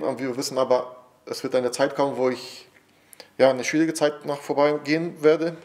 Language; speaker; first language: German; non-native, fluent; Portuguese